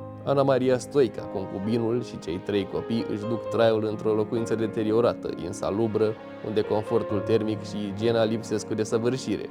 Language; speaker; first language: Romanian; native; Romanian